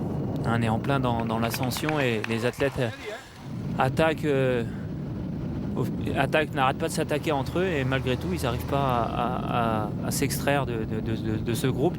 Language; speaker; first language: French; native; French